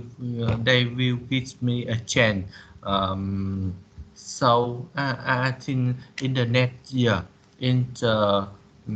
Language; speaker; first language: English; non-native, learner; Vietnamese